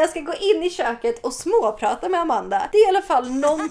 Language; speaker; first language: Swedish; native; Swedish